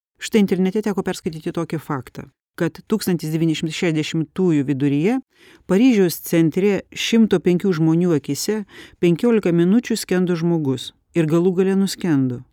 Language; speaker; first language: Lithuanian; native; Lithuanian